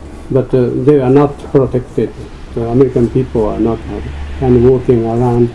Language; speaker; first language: English; non-native, fluent; Japanese